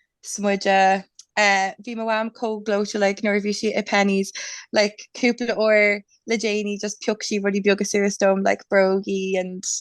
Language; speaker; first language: Irish; non-native, local second language; English